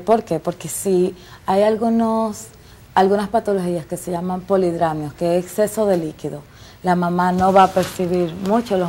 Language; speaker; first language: Spanish; native; Spanish